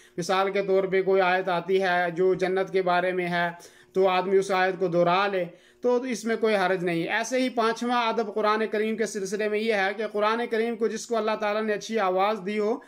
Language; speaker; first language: Urdu; non-native, local second language; Gujari